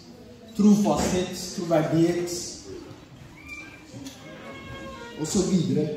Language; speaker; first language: Norwegian; early bilingual, other home language; Oromo